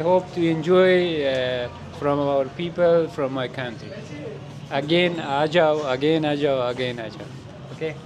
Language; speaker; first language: English; non-native, learner; Persian